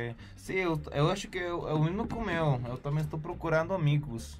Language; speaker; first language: Portuguese; non-native, fluent; English